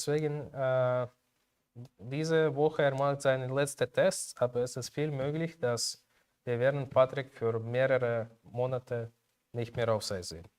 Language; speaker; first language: German; non-native, learner; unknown